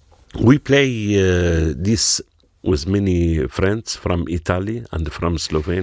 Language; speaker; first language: English; non-native, learner; Arabic